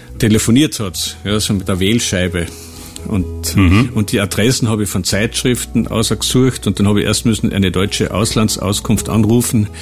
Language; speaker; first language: German; native; German